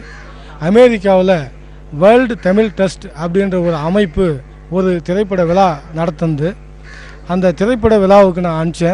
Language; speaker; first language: Tamil; native; Tamil